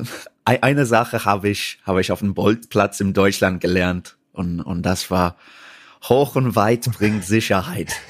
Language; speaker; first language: German; non-native, fluent; English